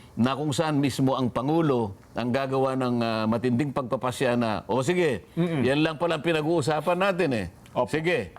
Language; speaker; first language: Filipino; native; Filipino